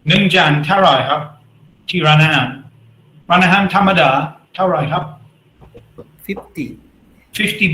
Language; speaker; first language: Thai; non-native, learner; English